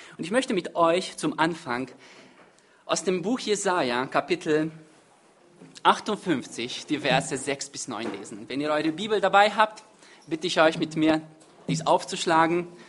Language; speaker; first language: German; non-native, fluent; Hungarian